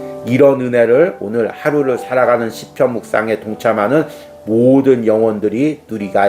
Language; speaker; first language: Korean; native; Korean